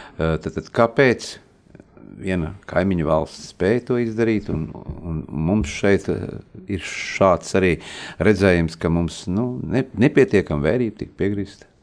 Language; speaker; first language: Latvian; native; Latvian